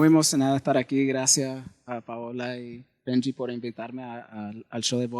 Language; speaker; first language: Spanish; early bilingual, heritage; Spanish